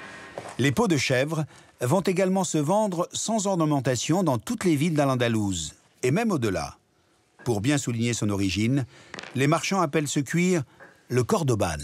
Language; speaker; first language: French; native; French